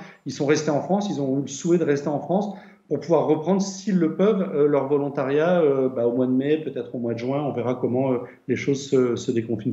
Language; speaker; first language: French; native; French